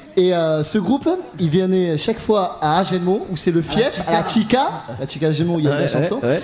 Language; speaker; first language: French; native; French